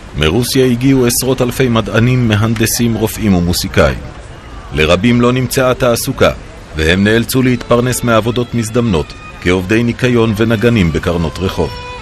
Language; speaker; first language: Hebrew; native; Hebrew